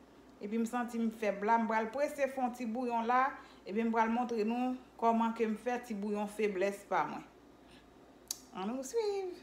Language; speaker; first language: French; non-native, local second language; Haitian Creole